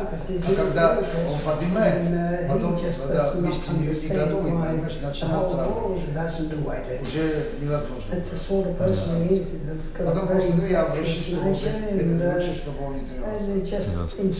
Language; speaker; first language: Russian; non-native, local second language; Armenian